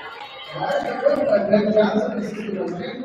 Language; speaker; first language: English; native; English